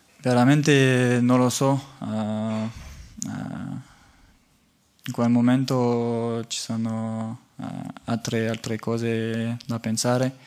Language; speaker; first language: Italian; non-native, fluent; French